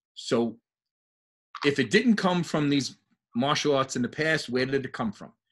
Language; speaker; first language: English; native; English